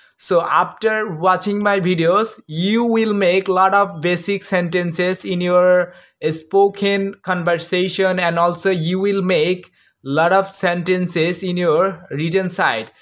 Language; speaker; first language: English; non-native, local second language; Bangla